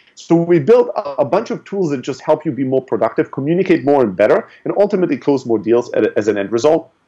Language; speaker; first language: English; early bilingual, other home language; German